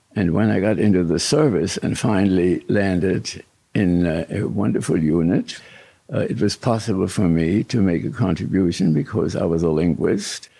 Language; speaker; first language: English; early bilingual, other home language; German